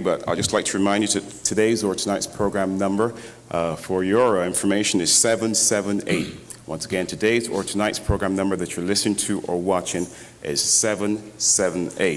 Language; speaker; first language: English; native; English